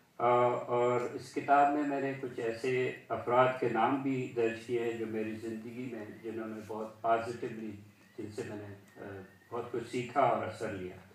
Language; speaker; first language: Urdu; early bilingual, heritage; Urdu